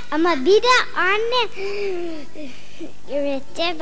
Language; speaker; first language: Turkish; non-native, learner; English